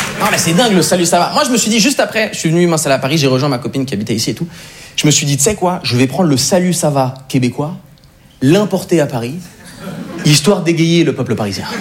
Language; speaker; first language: French; native; French